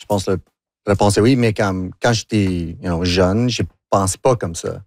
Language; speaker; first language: French; non-native, local second language; English